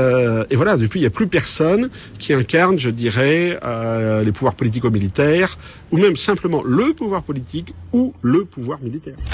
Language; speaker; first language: French; native; French